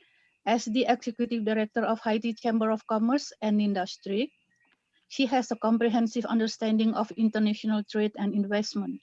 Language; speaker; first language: English; non-native, fluent; Indonesian